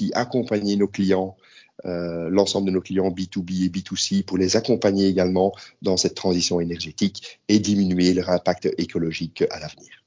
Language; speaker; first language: French; native; French